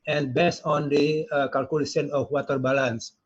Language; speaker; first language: English; non-native, learner; Indonesian